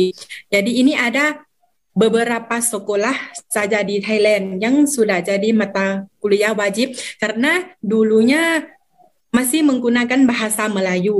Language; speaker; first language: Indonesian; non-native, fluent; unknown